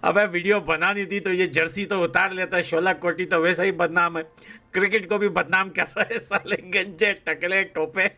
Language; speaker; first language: Hindi; native; Hindi